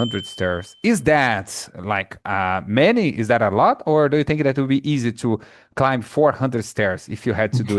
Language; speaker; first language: English; non-native, fluent; Portuguese